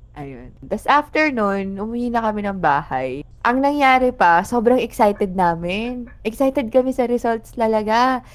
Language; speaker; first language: Filipino; non-native, local second language; Bikol